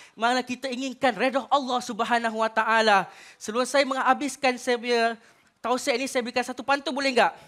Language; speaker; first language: Malay; native; Malay